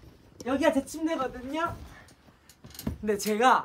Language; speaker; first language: Korean; native; Korean